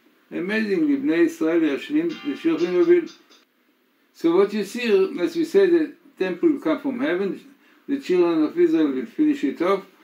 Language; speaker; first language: English; non-native, fluent; Hebrew